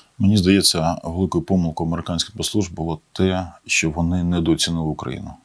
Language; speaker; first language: Ukrainian; native; Ukrainian